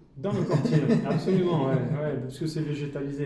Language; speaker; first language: French; native; French